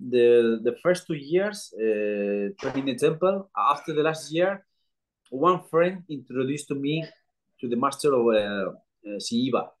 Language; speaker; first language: English; non-native, learner; Spanish